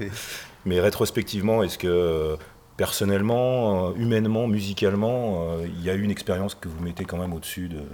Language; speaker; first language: French; native; French